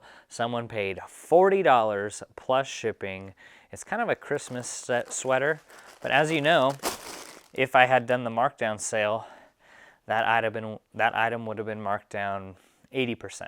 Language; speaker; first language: English; native; English